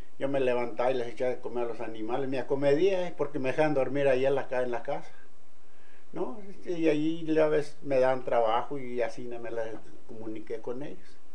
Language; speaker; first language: Spanish; native; Spanish